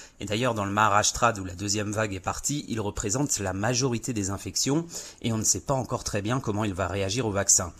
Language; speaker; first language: French; native; French